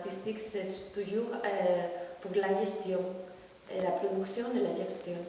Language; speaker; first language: French; non-native, fluent; Spanish